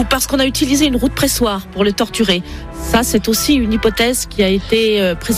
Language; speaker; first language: French; native; French